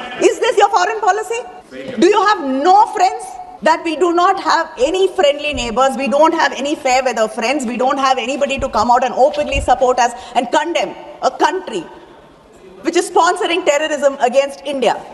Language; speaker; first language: English; non-native, local second language; Tamil